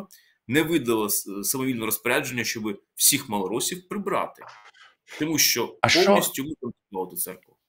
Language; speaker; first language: Ukrainian; native; Ukrainian